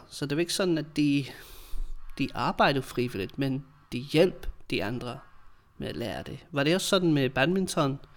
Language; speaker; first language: Danish; non-native, fluent; English